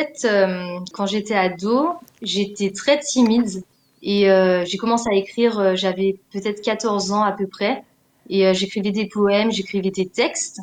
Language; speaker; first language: French; native; French